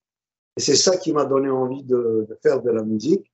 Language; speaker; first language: French; non-native, local second language; Arabic